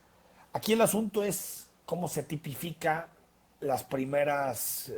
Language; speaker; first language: Spanish; native; Spanish